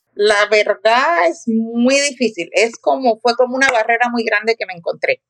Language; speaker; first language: Spanish; native; Spanish